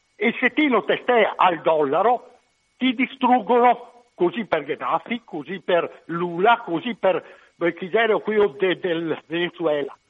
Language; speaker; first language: Italian; native; Italian